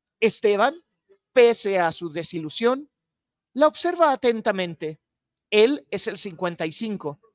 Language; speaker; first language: Spanish; native; Spanish